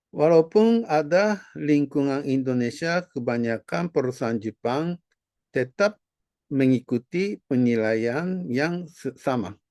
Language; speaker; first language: Indonesian; non-native, fluent; Japanese